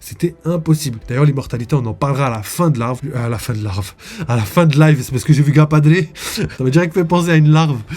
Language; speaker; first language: French; native; French